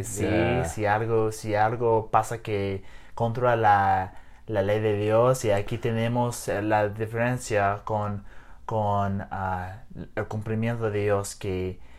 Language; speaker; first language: Spanish; non-native, learner; English